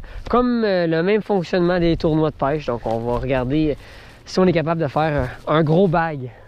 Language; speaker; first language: French; native; French